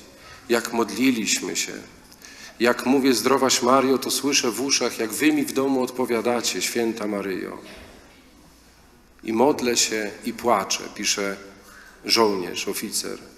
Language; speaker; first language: Polish; native; Polish